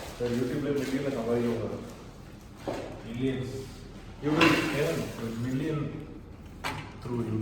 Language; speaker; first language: Hindi; non-native, local second language; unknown